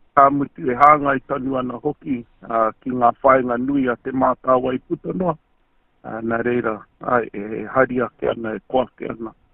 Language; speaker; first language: Māori; native; Māori